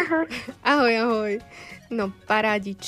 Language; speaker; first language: Slovak; native; Slovak